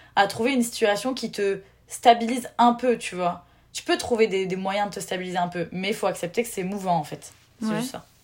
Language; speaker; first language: French; native; French